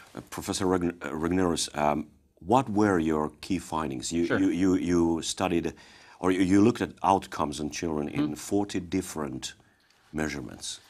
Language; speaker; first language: English; non-native, fluent; Finnish